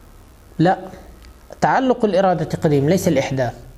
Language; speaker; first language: Arabic; native; Arabic